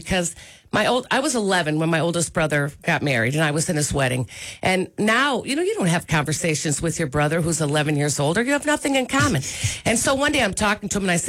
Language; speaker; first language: English; native; English